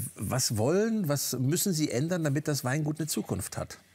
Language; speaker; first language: German; native; German